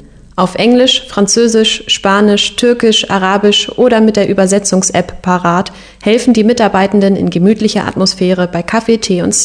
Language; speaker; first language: German; native; German